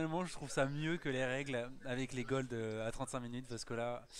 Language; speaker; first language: French; native; French